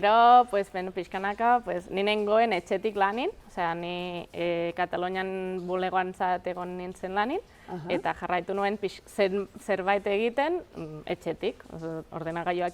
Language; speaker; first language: Basque; non-native, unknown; Catalan